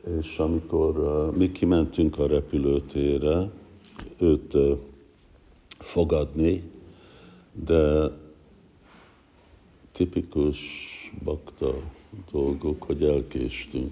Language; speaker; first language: Hungarian; early bilingual, heritage; Hungarian